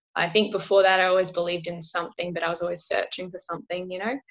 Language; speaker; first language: English; native; English